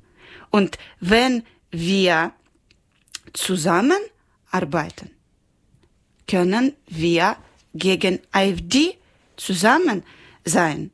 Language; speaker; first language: German; non-native, learner; Ukrainian